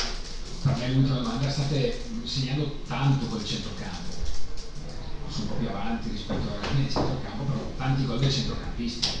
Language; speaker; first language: Italian; native; Italian